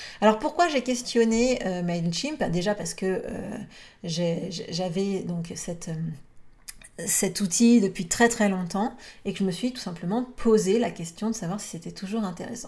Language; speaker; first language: French; native; French